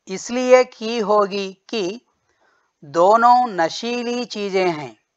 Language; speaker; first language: Hindi; non-native, local second language; Telugu